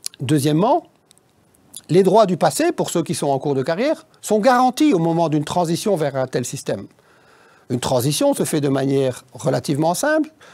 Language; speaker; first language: French; native; French